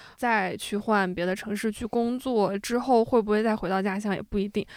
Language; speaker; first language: Chinese; native; Chinese